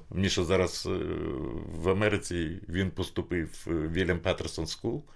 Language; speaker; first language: Ukrainian; native; Ukrainian